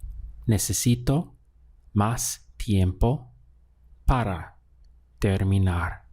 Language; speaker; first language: Spanish; non-native, fluent; English